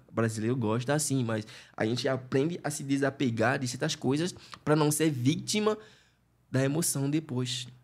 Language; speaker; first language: Portuguese; non-native, fluent; Fon